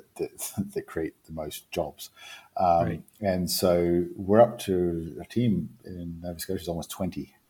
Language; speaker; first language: English; native; English